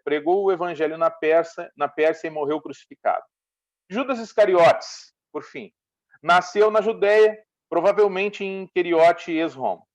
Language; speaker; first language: Portuguese; native; Portuguese